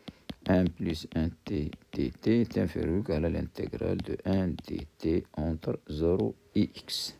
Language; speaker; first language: French; non-native, local second language; Arabic